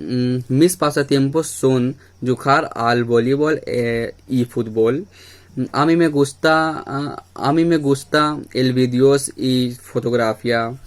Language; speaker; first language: Spanish; non-native, learner; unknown